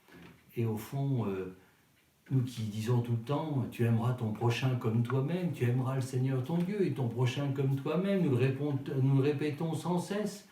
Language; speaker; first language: French; native; French